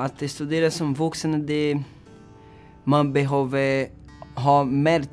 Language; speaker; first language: Swedish; non-native, fluent; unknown